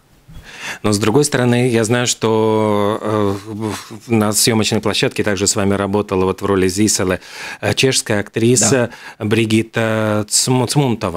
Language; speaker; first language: Russian; native; Russian